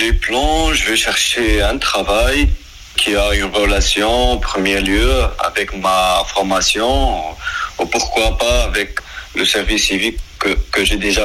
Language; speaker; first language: French; non-native, local second language; Arabic